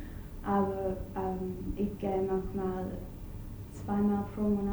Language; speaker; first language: German; non-native, learner; English